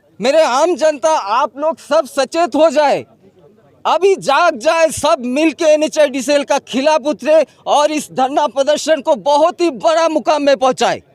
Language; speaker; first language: Hindi; non-native, local second language; Bangla